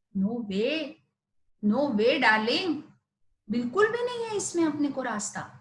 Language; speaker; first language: Hindi; non-native, local second language; Marathi